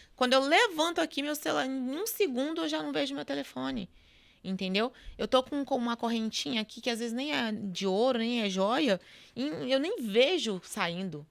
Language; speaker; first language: Portuguese; native; Portuguese